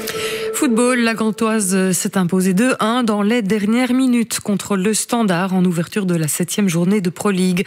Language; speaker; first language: French; native; French